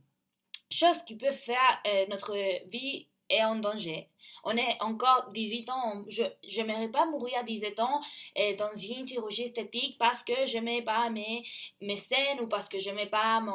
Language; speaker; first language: French; non-native, learner; Spanish